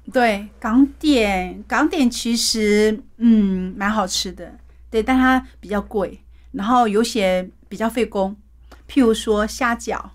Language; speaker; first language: Chinese; native; Chinese